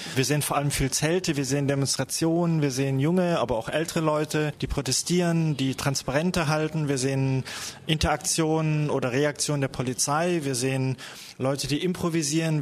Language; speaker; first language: German; native; German